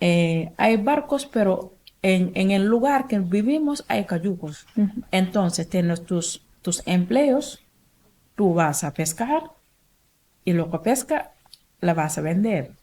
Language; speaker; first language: Spanish; non-native, learner; Wolof